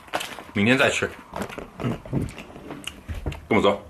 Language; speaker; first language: Chinese; non-native, fluent; English